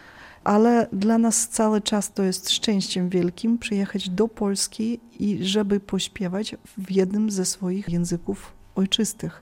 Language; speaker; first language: Polish; early bilingual, heritage; Polish